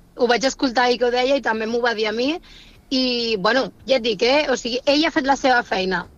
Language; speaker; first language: Catalan; non-native, local second language; Spanish